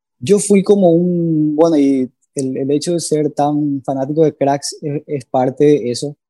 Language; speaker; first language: Spanish; native; Spanish